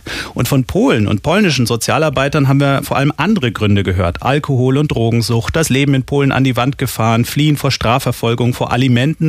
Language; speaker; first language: German; native; German